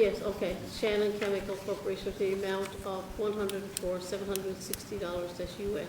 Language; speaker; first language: English; native; English